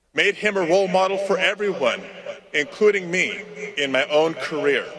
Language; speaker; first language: English; early bilingual, other home language; Spanish